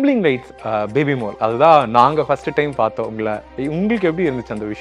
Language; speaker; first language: Tamil; native; Tamil